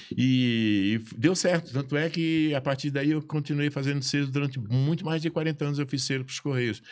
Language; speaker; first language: Portuguese; native; Portuguese